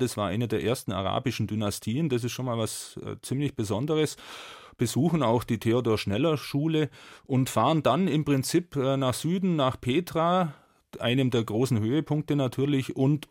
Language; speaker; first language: German; native; German